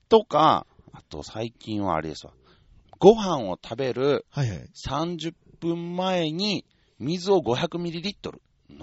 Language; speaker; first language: Japanese; native; Japanese